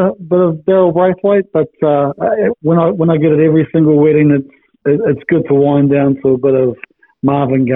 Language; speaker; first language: English; native; English